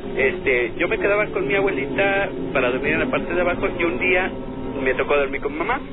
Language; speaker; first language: Spanish; native; Spanish